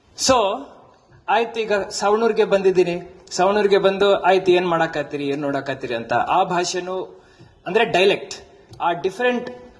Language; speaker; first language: Kannada; non-native, fluent; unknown